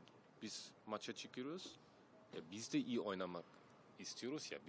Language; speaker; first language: Turkish; early bilingual, heritage; German